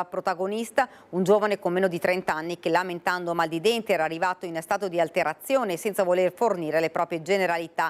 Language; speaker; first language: Italian; native; Italian